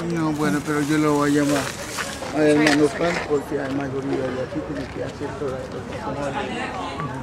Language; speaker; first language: Spanish; non-native, learner; Haitian Creole